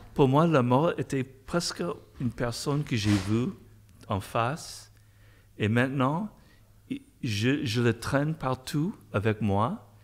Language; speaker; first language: French; non-native, fluent; English